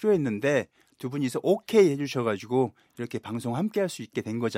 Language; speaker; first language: Korean; native; Korean